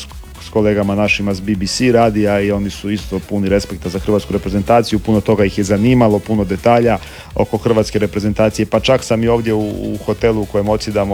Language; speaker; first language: Serbian; native; Serbian